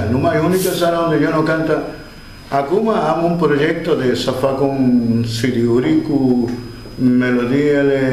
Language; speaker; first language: Romanian; non-native, learner; Spanish